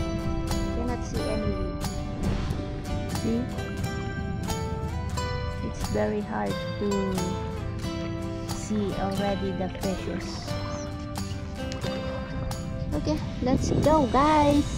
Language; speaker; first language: English; non-native, learner; Filipino